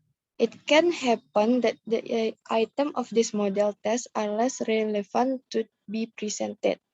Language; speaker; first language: English; non-native, learner; Indonesian